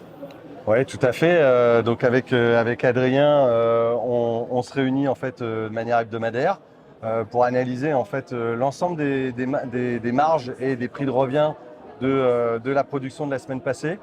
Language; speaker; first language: French; native; French